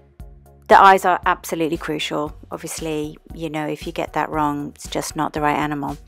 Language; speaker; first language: English; native; English